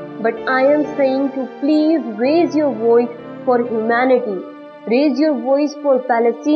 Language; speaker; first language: English; non-native, local second language; Urdu